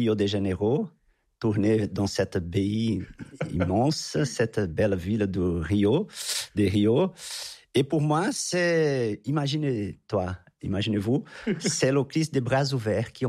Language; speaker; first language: French; non-native, fluent; Portuguese